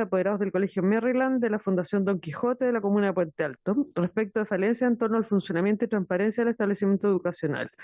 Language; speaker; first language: Spanish; native; Spanish